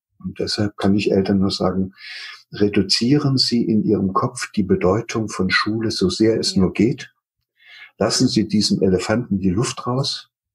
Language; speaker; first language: German; native; German